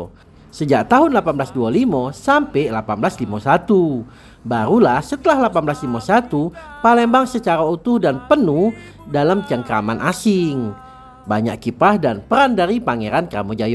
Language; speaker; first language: Indonesian; native; Indonesian